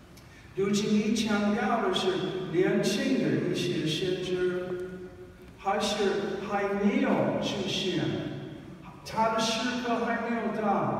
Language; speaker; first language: Chinese; non-native, fluent; English